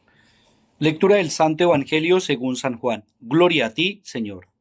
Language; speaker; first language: Spanish; native; Spanish